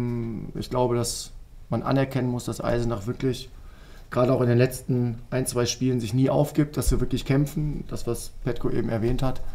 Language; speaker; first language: German; native; German